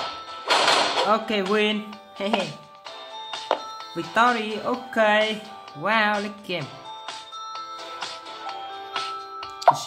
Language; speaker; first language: English; non-native, learner; Vietnamese